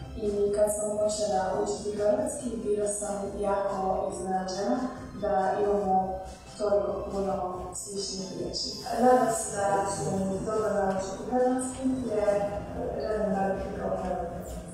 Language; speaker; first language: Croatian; non-native, learner; Hungarian